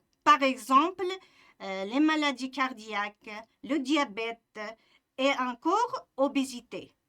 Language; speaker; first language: French; non-native, fluent; Uzbek